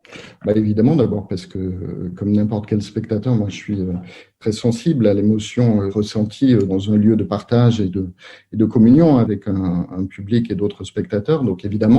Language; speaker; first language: French; native; French